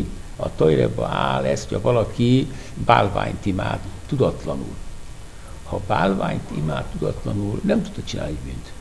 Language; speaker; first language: Hungarian; non-native, fluent; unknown